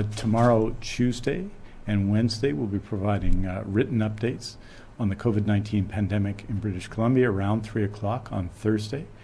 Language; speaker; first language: English; native; English